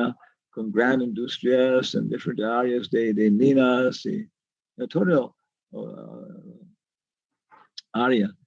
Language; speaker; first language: Spanish; non-native, learner; English